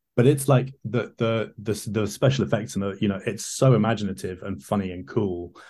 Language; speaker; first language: English; native; English